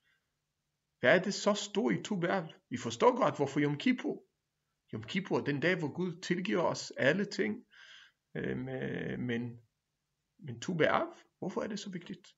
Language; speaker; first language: Danish; non-native, fluent; Hebrew